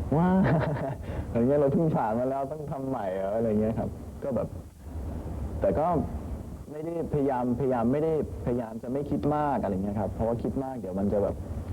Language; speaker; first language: Thai; early bilingual, heritage; Danish